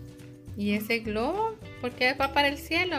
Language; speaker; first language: Spanish; native; Spanish